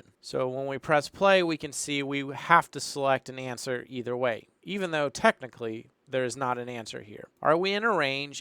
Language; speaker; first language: English; native; English